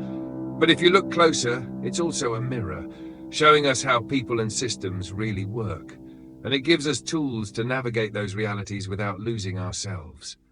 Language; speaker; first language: English; native; English